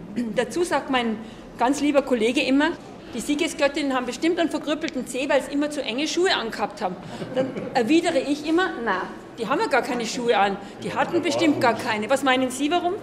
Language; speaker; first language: German; native; German